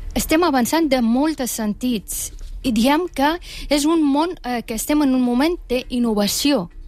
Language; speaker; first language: Catalan; non-native, fluent; Persian